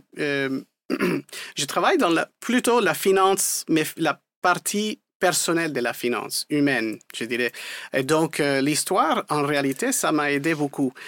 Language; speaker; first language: French; non-native, fluent; Spanish